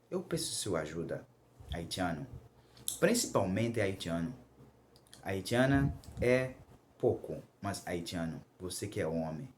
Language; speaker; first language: Portuguese; non-native, local second language; Haitian Creole